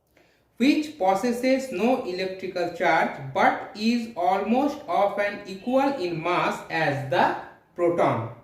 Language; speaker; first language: English; non-native, local second language; Hindi